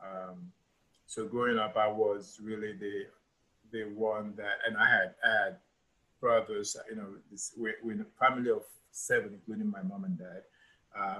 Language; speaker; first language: English; non-native, local second language; Igbo